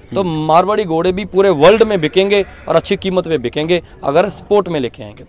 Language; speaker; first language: Hindi; native; Hindi